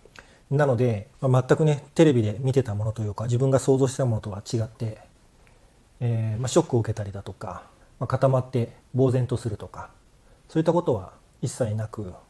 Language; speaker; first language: Japanese; native; Japanese